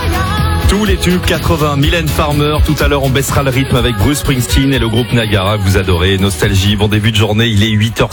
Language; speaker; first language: French; native; French